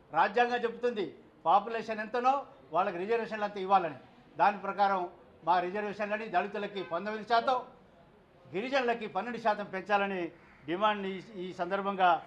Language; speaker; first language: Telugu; non-native, local second language; Lambadi